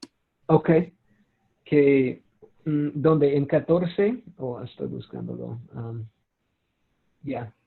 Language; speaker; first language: Spanish; non-native, fluent; English